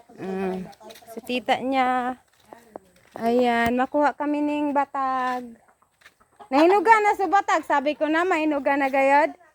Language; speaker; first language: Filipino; non-native, local second language; Waray